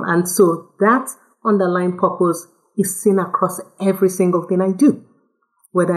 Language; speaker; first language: English; non-native, local second language; Yoruba